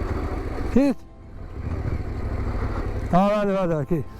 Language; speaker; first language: Spanish; non-native, learner; Persian